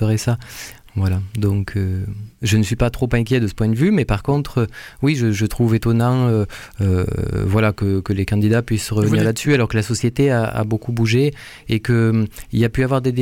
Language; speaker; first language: French; native; French